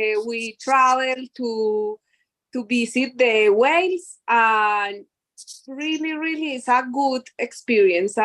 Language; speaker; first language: English; non-native, learner; Spanish